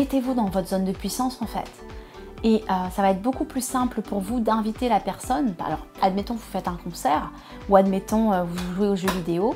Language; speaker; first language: French; native; French